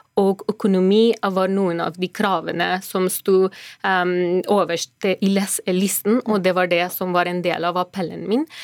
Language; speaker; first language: Norwegian; non-native, fluent; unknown